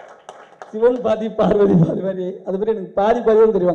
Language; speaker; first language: Tamil; native; Tamil